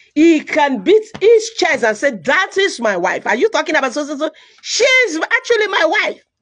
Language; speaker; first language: English; non-native, local second language; Yoruba